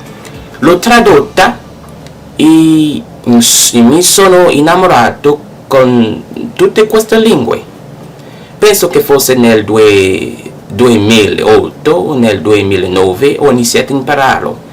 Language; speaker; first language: Italian; non-native, learner; French